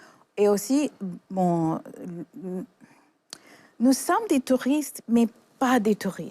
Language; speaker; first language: French; non-native, fluent; English